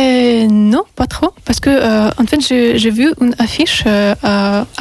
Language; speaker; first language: French; non-native, learner; Russian